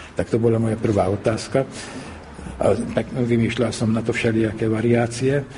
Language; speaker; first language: Slovak; early bilingual, heritage; Slovak